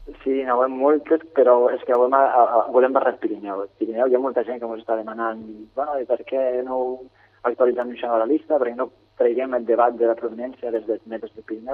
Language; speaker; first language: Catalan; native; Catalan